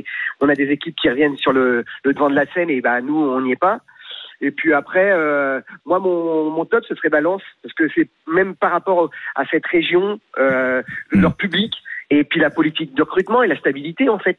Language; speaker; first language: French; native; French